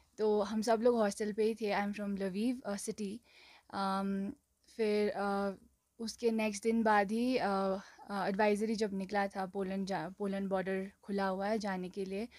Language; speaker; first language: Hindi; non-native, local second language; Nepali